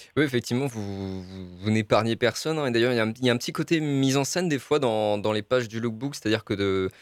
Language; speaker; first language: French; native; French